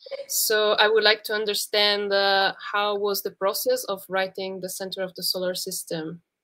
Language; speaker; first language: English; non-native, fluent; Italian